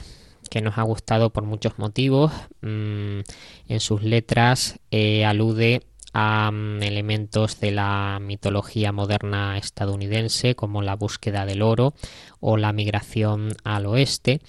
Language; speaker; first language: Spanish; native; Spanish